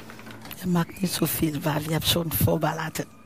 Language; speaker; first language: German; non-native, learner; Akan